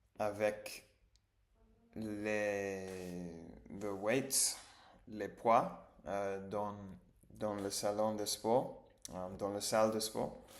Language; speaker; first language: French; non-native, learner; English